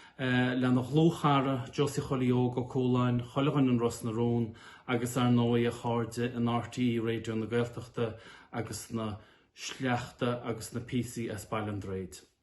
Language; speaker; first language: Irish; native; Irish